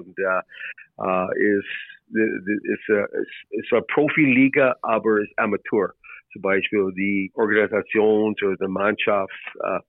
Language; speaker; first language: German; non-native, learner; English